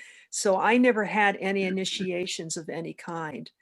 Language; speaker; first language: English; native; English